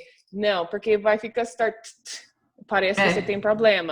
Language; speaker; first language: Portuguese; non-native, fluent; English